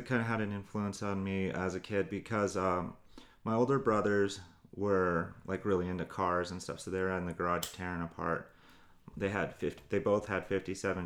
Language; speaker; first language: English; native; English